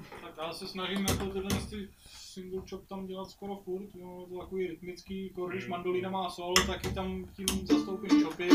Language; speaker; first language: Czech; native; Czech